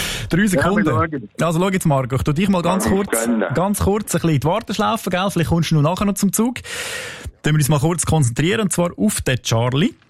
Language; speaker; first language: German; native; German